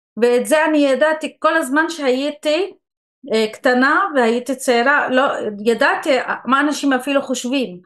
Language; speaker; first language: Hebrew; non-native, local second language; Arabic